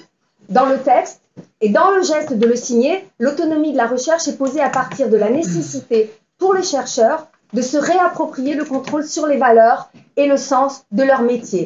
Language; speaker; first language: French; native; French